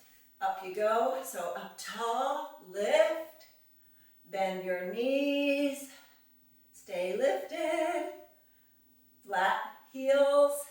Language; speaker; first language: English; native; English